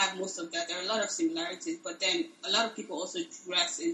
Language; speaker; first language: English; non-native, local second language; Igbo